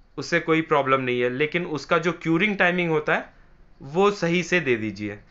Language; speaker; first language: Hindi; non-native, local second language; Marathi